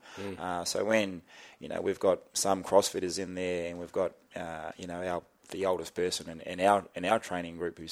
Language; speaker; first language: English; native; English